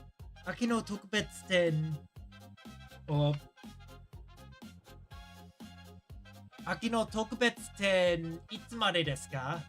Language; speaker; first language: Japanese; non-native, learner; English